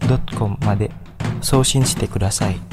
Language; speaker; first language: Japanese; non-native, fluent; Indonesian